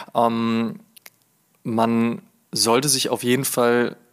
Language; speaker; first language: German; native; German